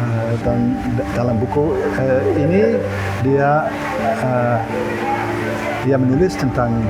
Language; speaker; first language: Indonesian; non-native, fluent; Dutch